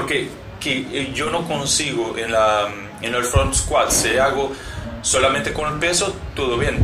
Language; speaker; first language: Spanish; non-native, learner; Portuguese